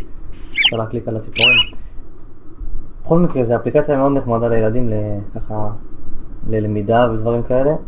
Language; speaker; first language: Hebrew; native; Hebrew